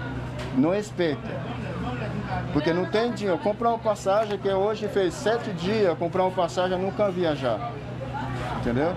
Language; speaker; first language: Portuguese; non-native, learner; Haitian Creole